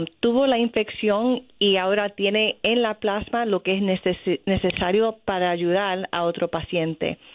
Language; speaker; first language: Spanish; early bilingual, other home language; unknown